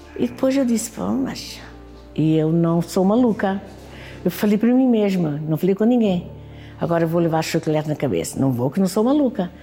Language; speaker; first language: Portuguese; non-native, local second language; Kabuverdianu